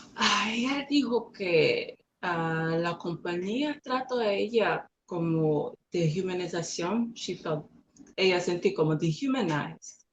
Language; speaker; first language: Spanish; non-native, learner; English